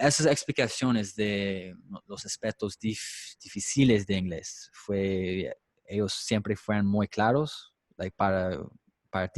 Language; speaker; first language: Spanish; non-native, fluent; English